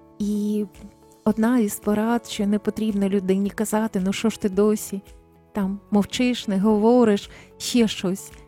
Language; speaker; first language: Ukrainian; native; Ukrainian